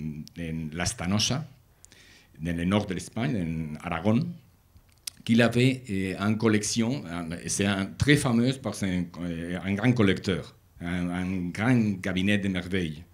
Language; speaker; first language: French; non-native, learner; Spanish